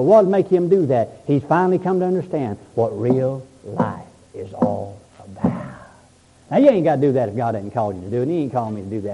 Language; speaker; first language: English; native; English